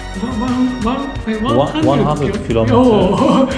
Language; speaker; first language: English; non-native, learner; Japanese